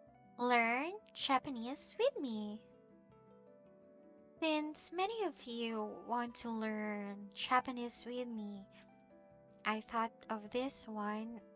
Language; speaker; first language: English; non-native, local second language; Filipino